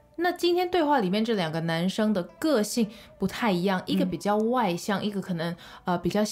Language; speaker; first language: Chinese; native; Chinese